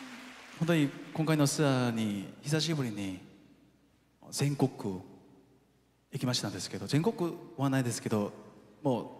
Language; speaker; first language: Japanese; non-native, fluent; Korean